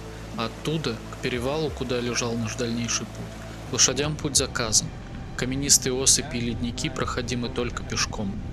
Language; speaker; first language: Russian; native; Russian